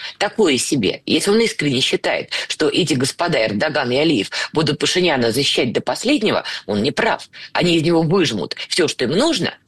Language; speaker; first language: Russian; native; Russian